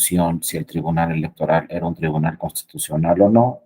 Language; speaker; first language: Spanish; native; Spanish